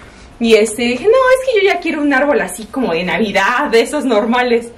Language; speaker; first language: Spanish; native; Spanish